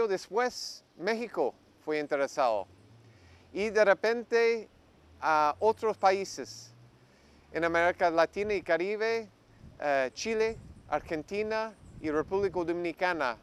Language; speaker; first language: Spanish; non-native, fluent; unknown